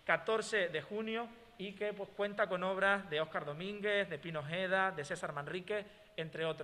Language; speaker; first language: Spanish; native; Spanish